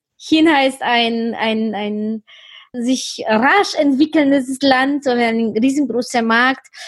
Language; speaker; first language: German; non-native, fluent; Polish